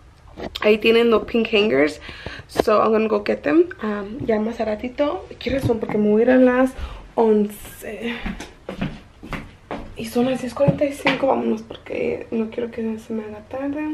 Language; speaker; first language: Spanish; early bilingual, heritage; Spanish